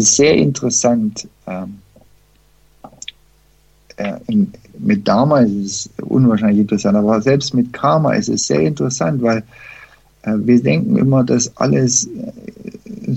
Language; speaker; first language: German; early bilingual, heritage; German